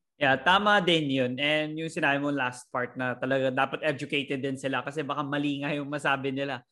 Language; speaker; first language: Filipino; native; Filipino